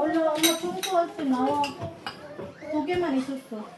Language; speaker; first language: Korean; non-native, local second language; Filipino